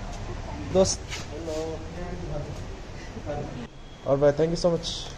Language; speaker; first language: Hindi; non-native, local second language; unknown